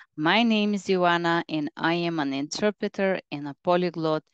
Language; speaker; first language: English; non-native, fluent; Bulgarian